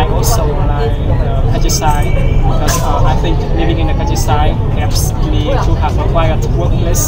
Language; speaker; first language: English; non-native, learner; Vietnamese